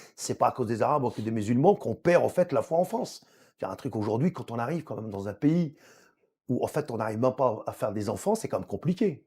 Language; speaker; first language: French; non-native, local second language; Arabic